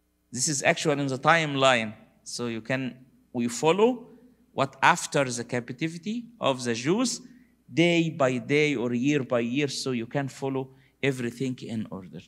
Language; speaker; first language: English; non-native, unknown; Arabic